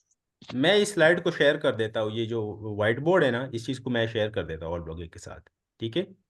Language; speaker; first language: Hindi; non-native, local second language; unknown